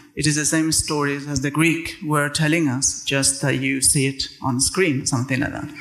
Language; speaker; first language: English; non-native, fluent; Spanish